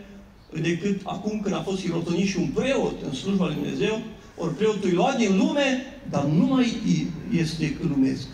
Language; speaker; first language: Romanian; native; Romanian